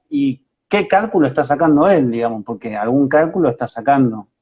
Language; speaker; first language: Spanish; native; Spanish